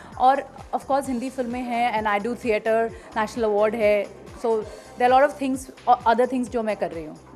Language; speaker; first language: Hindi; non-native, local second language; Bhojpuri